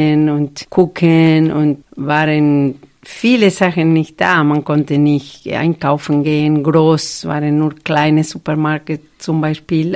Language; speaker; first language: German; non-native, fluent; Spanish